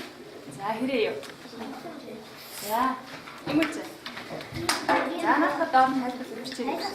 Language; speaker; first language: Mongolian; native; Mongolian